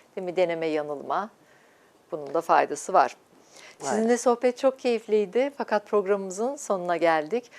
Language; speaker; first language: Turkish; native; Turkish